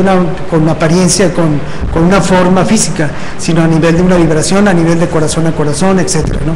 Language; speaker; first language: Spanish; native; Spanish